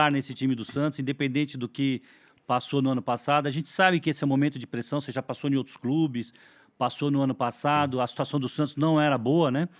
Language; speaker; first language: Portuguese; native; Portuguese